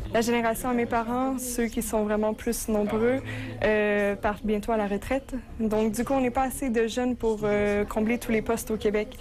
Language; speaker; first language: French; native; French